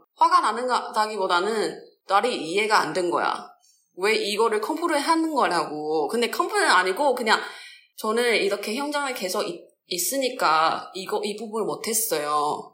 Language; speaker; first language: Korean; non-native, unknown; Chinese